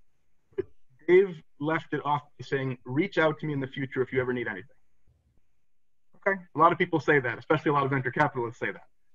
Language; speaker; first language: English; native; English